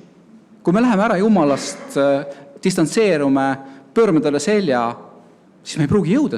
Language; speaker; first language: Estonian; native; Estonian